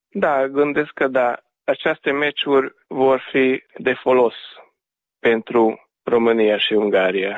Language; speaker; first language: Romanian; early bilingual, heritage; Romanian